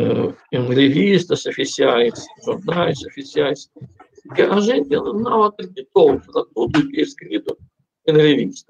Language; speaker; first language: Portuguese; non-native, fluent; Russian